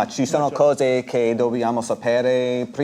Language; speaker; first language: Italian; non-native, fluent; English